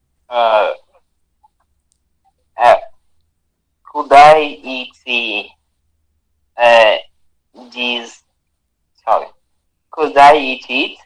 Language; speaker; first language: English; non-native, learner; Portuguese